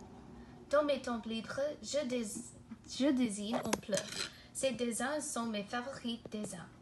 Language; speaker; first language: French; non-native, learner; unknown